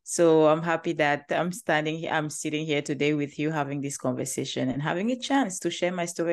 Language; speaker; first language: English; non-native, local second language; French